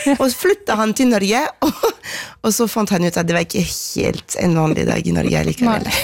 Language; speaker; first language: Norwegian; non-native, fluent; French